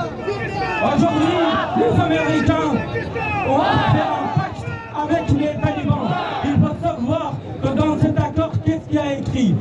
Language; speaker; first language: French; non-native, fluent; Persian